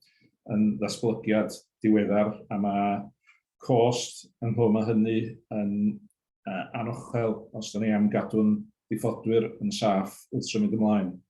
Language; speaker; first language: Welsh; native; Welsh